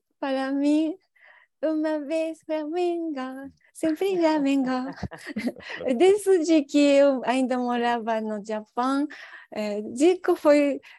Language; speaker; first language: Portuguese; non-native, learner; Japanese